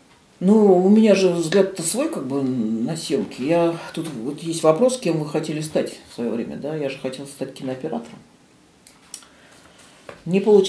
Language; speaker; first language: Russian; native; Russian